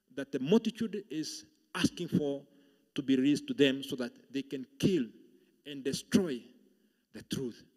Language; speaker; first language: English; non-native, local second language; Swahili